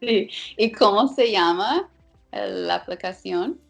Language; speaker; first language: Spanish; non-native, fluent; English